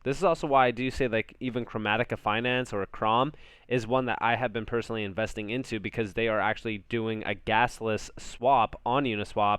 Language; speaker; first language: English; native; English